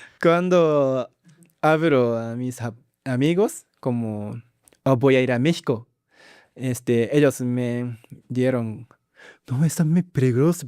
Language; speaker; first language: Spanish; non-native, learner; Japanese